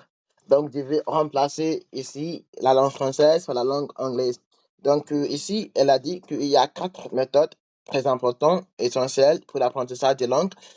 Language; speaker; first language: French; non-native, learner; English